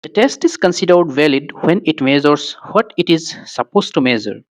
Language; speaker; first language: English; non-native, local second language; Assamese